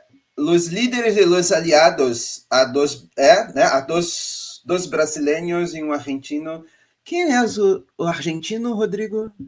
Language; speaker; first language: Spanish; non-native, learner; Portuguese